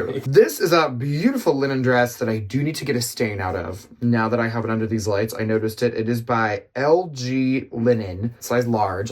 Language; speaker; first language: English; native; English